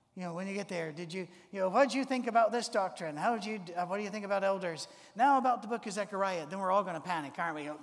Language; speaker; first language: English; native; English